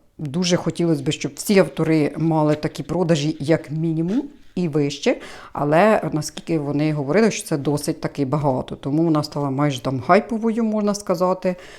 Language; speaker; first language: Ukrainian; native; Ukrainian